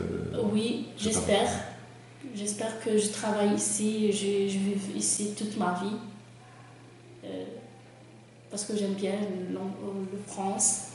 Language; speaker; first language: French; non-native, learner; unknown